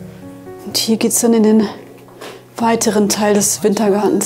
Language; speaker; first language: German; native; German